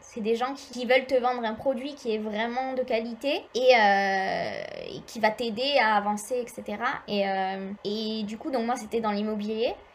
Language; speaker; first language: French; native; French